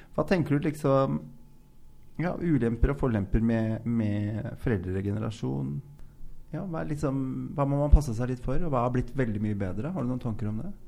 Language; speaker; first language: Norwegian; native; Norwegian